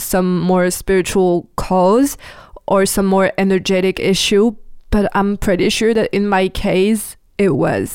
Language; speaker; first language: English; non-native, fluent; French